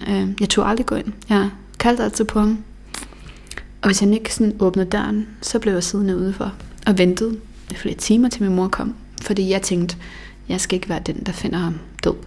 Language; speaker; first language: Danish; early bilingual, other home language; Bosnian